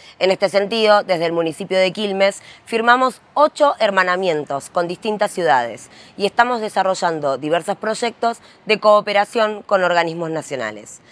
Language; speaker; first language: Spanish; native; Spanish